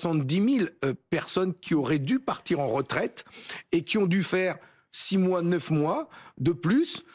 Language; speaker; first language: French; native; French